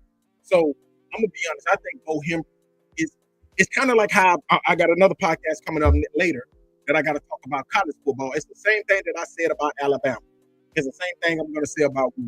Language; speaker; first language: English; native; English